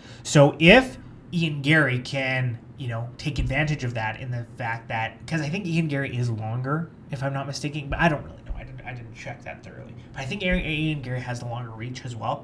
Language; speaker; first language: English; native; English